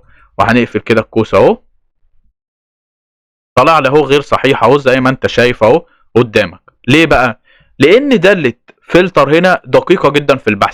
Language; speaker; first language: Arabic; native; Arabic